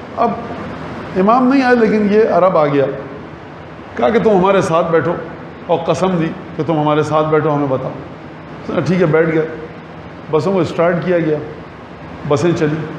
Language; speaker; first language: Urdu; native; Urdu